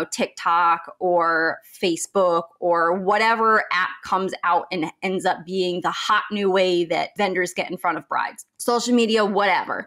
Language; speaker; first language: English; native; English